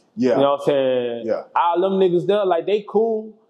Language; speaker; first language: English; native; English